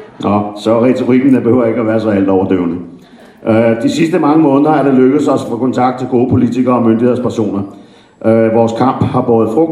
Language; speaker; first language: Danish; native; Danish